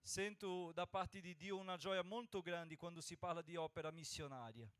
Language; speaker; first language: Italian; non-native, fluent; Portuguese